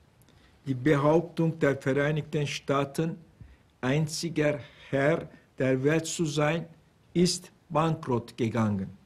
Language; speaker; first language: German; non-native, fluent; Turkish